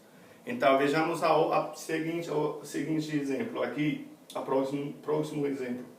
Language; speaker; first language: Portuguese; non-native, fluent; English